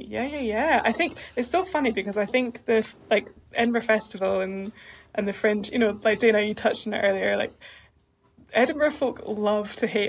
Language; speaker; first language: English; native; English